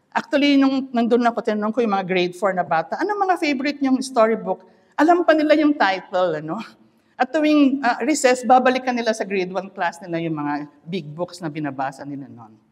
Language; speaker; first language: Filipino; non-native, local second language; Iloko